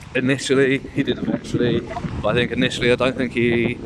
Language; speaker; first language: English; native; English